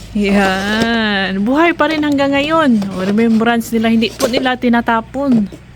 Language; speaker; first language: Filipino; non-native, local second language; Cebuano